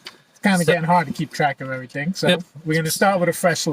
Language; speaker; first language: English; native; English